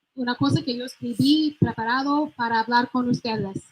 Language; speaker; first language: Spanish; non-native, fluent; English